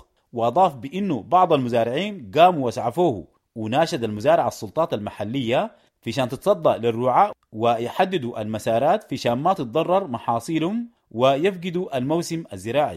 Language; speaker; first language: Arabic; native; Arabic